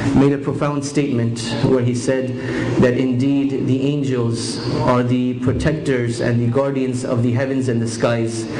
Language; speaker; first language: English; native; English